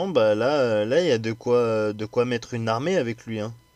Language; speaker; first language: French; native; French